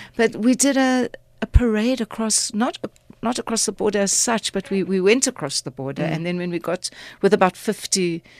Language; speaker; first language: English; native; English